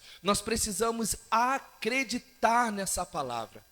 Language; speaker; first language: Portuguese; native; Portuguese